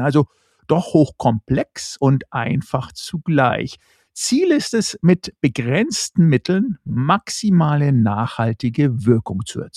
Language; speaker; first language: German; native; German